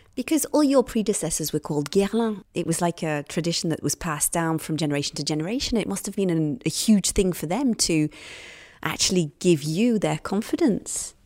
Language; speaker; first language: English; native; English